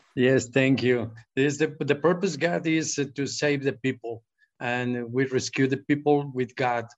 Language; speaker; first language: English; non-native, learner; Spanish